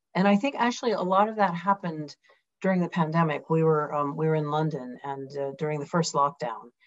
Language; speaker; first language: English; native; English